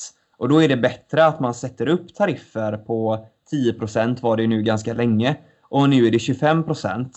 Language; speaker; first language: Swedish; native; Swedish